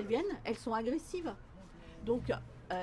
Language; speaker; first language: French; native; French